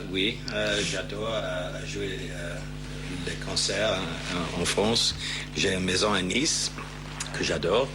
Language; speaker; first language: French; non-native, learner; English